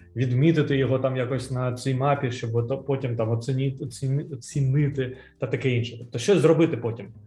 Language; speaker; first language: Ukrainian; non-native, local second language; Russian